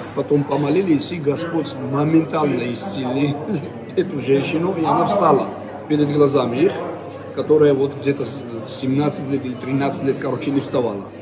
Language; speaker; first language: Russian; non-native, local second language; Georgian